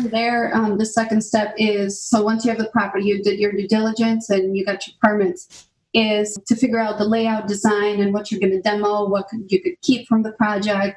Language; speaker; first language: English; non-native, fluent; Albanian